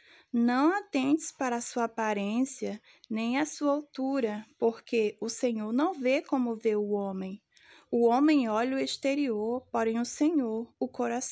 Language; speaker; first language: Portuguese; native; Portuguese